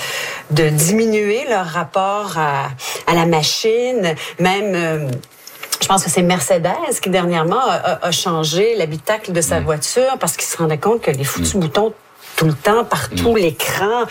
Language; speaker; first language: French; native; French